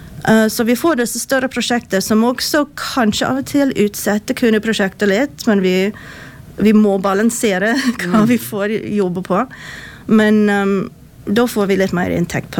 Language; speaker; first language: Norwegian; non-native, fluent; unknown